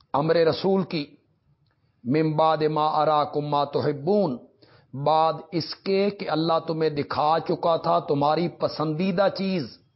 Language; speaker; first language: Urdu; non-native, local second language; Punjabi